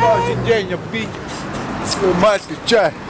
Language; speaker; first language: Russian; non-native, learner; Latvian